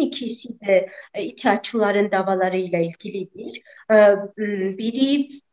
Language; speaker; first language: Turkish; non-native, fluent; Armenian